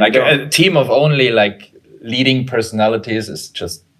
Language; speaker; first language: English; non-native, fluent; German